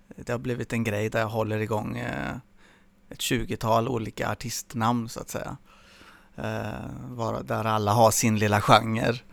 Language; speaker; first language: Swedish; early bilingual, other home language; Spanish